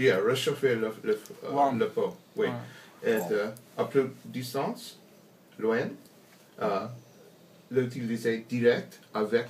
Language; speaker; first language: French; non-native, learner; English